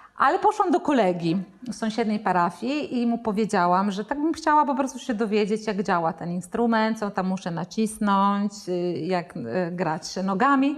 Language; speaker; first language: Polish; non-native, fluent; Italian